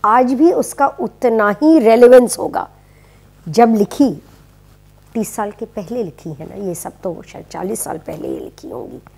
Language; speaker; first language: Hindi; native; Hindi